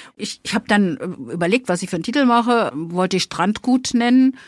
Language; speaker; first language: German; native; German